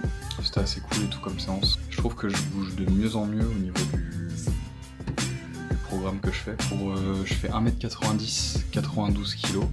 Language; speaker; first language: French; native; French